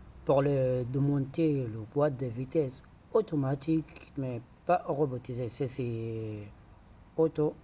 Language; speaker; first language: French; non-native, fluent; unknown